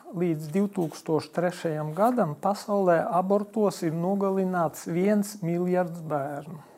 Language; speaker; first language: Latvian; non-native, local second language; Polish